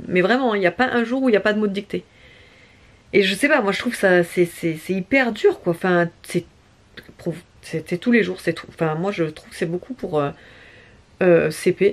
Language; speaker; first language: French; native; French